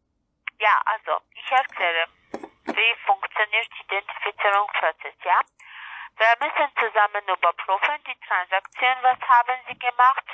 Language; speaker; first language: German; non-native, learner; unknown